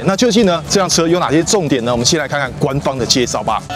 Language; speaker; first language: Chinese; native; Chinese